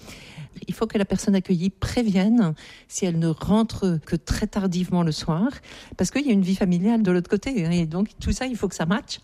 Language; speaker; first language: French; native; French